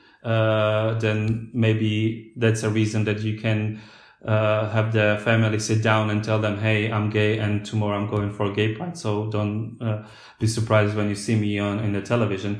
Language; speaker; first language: English; non-native, fluent; Slovak